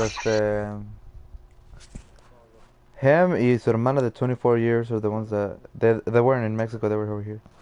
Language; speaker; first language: English; early bilingual, other home language; Spanish